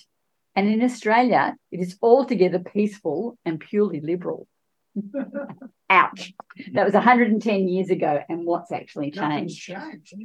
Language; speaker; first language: English; native; English